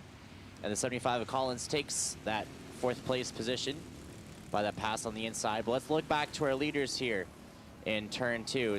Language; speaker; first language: English; native; English